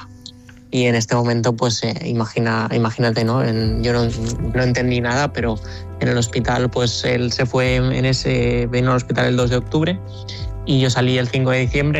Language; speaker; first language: Spanish; native; Spanish